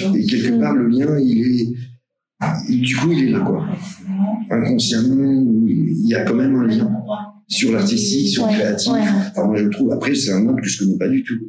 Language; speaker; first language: French; native; French